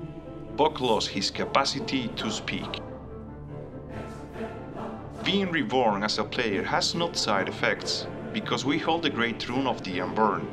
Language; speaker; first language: English; non-native, fluent; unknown